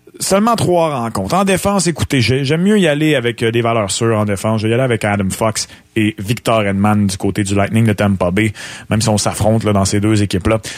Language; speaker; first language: French; native; French